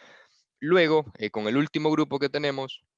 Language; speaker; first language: Spanish; native; Spanish